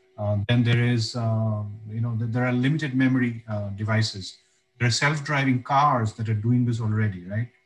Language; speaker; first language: English; non-native, local second language; Bangla